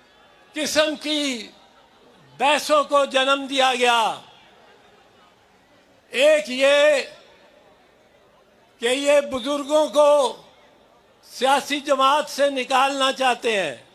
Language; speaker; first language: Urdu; non-native, local second language; Punjabi